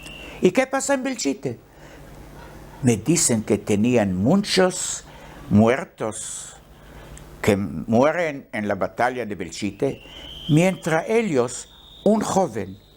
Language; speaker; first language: Spanish; non-native, learner; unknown